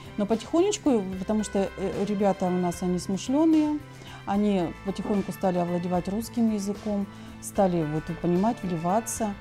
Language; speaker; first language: Russian; native; Russian